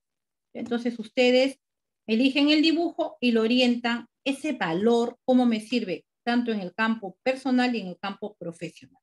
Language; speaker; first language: Spanish; native; Spanish